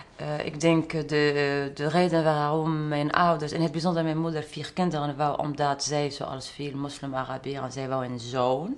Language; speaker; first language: Dutch; non-native, fluent; Arabic